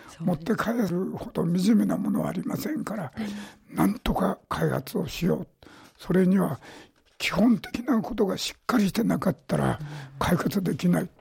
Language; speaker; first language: Japanese; native; Japanese